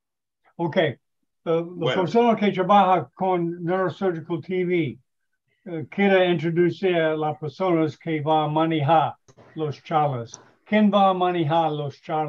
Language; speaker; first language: Spanish; non-native, learner; English